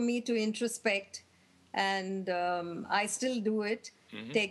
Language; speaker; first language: English; non-native, local second language; Tamil